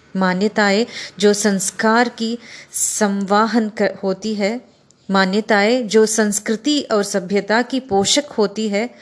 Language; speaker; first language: Hindi; non-native, local second language; Kannada